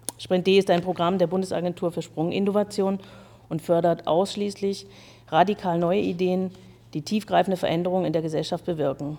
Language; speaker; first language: German; native; German